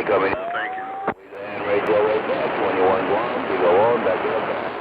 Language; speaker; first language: English; native; English